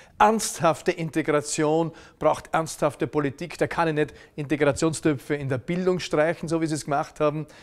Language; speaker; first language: German; native; German